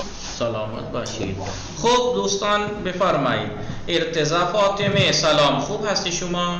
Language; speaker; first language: Persian; non-native, fluent; Urdu